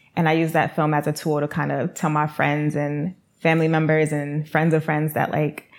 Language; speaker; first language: English; native; English